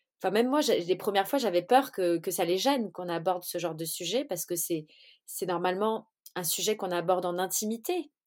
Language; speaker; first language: French; early bilingual, other home language; Portuguese